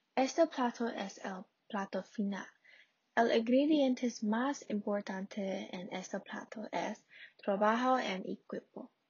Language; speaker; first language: Spanish; non-native, learner; English